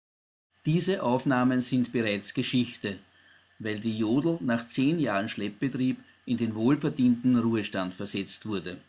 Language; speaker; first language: German; native; German